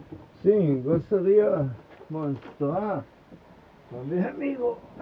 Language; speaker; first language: Portuguese; non-native, fluent; German